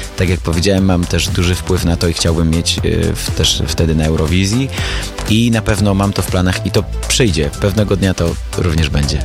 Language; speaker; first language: Polish; early bilingual, other home language; Armenian